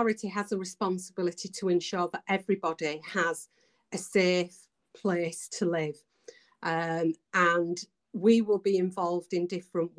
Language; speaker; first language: English; native; English